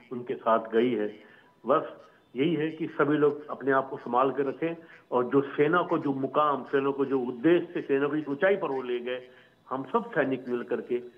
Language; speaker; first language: Hindi; native; Hindi